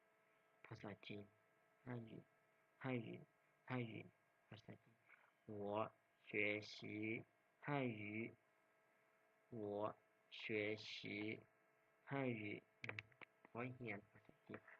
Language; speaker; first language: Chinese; non-native, fluent; Hmong